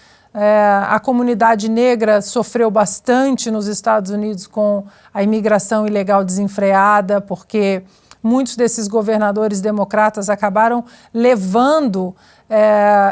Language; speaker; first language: Portuguese; native; Portuguese